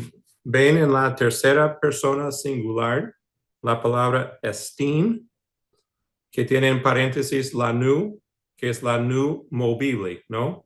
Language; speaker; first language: Spanish; non-native, fluent; English